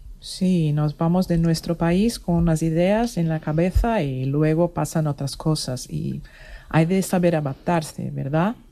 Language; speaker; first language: Spanish; non-native, fluent; Portuguese